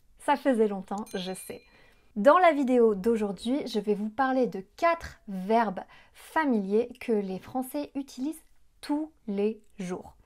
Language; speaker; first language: French; native; French